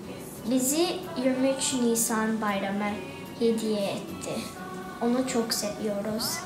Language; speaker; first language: Turkish; early bilingual, heritage; Turkish